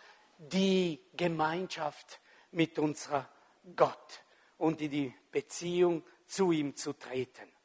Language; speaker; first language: German; non-native, fluent; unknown